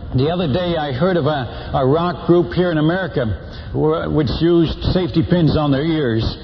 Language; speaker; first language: English; non-native, fluent; Dutch